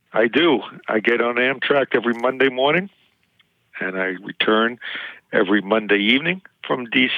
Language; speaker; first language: English; native; English